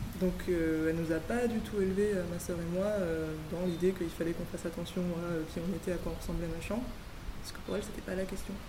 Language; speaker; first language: French; native; French